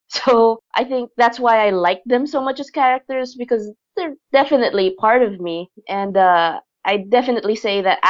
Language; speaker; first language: English; non-native, local second language; Filipino